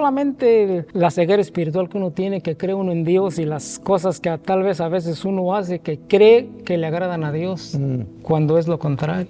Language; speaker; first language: Spanish; native; Spanish